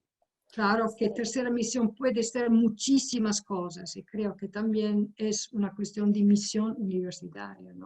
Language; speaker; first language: Spanish; non-native, fluent; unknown